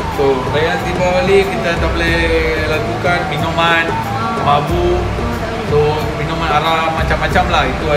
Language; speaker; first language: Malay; non-native, local second language; Tamil